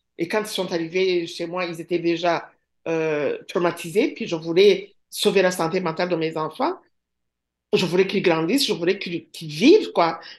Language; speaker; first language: French; non-native, local second language; Kinyarwanda